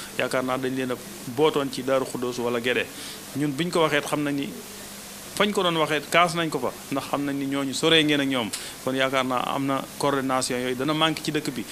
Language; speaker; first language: Wolof; native; Wolof